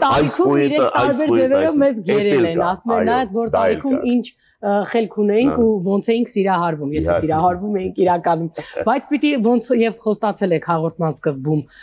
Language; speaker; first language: Armenian; native; Armenian